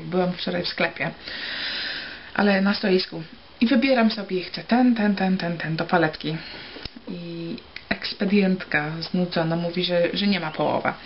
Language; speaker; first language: Polish; early bilingual, heritage; Polish